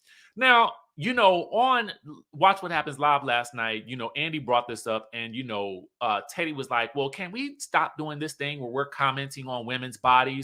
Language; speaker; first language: English; native; English